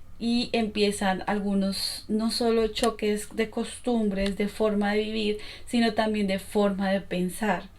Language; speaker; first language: Spanish; native; Spanish